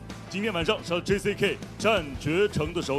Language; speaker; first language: Chinese; native; Chinese